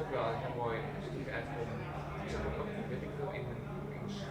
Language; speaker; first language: Dutch; native; Dutch